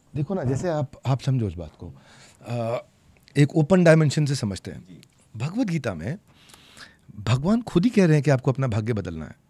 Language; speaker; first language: Hindi; native; Hindi